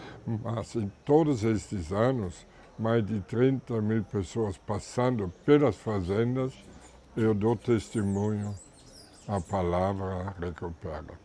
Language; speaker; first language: Portuguese; non-native, fluent; German